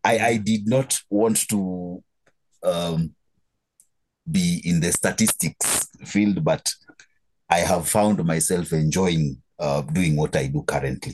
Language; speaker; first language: English; non-native, local second language; Kikuyu